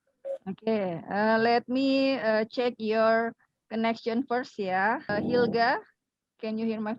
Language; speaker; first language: English; non-native, fluent; Indonesian